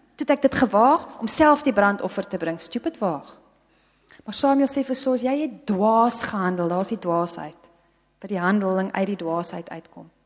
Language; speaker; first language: Afrikaans; non-native, local second language; English